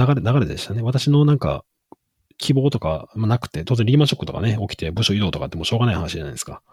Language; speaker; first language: Japanese; native; Japanese